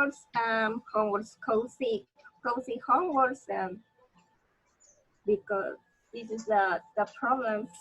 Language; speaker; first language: English; non-native, learner; Spanish